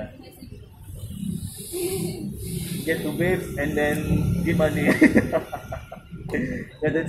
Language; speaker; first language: English; non-native, learner; Indonesian